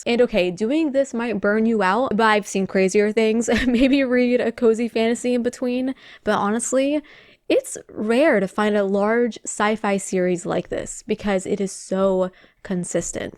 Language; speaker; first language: English; native; English